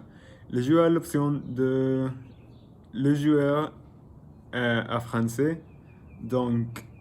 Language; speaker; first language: French; non-native, learner; Spanish